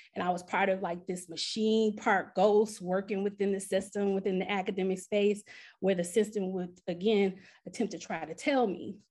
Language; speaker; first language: English; native; English